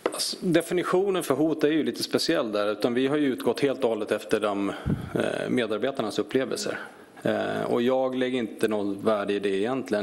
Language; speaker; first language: Swedish; native; Swedish